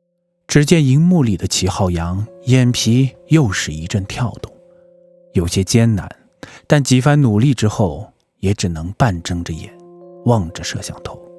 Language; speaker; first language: Chinese; native; Chinese